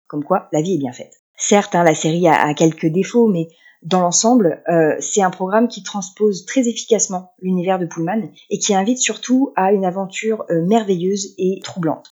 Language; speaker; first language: French; native; French